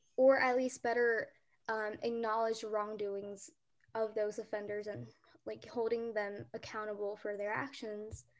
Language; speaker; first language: English; early bilingual, other home language; Korean